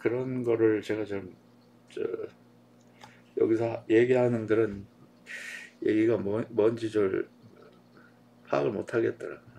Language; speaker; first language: Korean; native; Korean